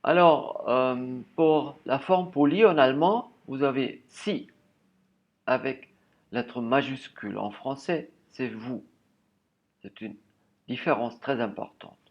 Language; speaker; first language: French; non-native, fluent; German